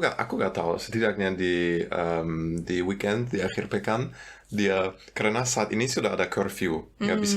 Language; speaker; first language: Indonesian; non-native, fluent; German